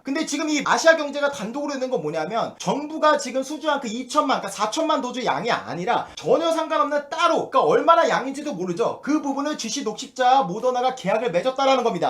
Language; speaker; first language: Korean; native; Korean